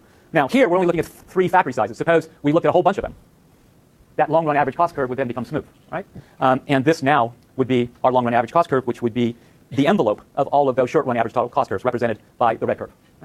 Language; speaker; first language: English; native; English